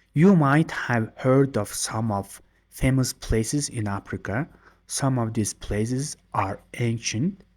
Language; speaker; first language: English; non-native, learner; Mongolian